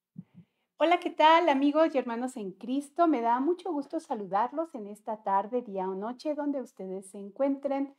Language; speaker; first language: Spanish; native; Spanish